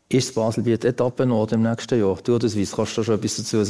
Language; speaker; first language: German; native; German